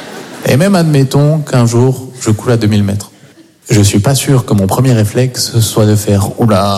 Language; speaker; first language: French; native; French